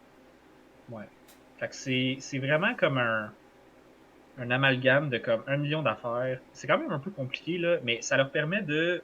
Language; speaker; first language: French; native; French